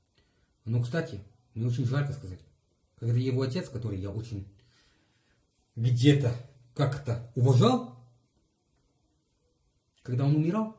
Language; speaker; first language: Russian; non-native, learner; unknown